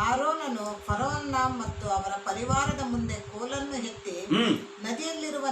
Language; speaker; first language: Kannada; native; Kannada